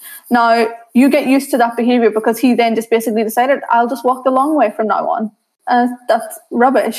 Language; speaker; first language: English; native; English